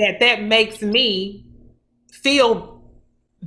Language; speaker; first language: English; native; English